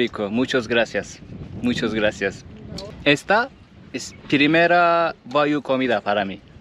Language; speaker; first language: Spanish; non-native, learner; Turkish